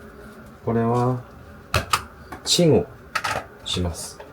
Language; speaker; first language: Japanese; non-native, learner; Korean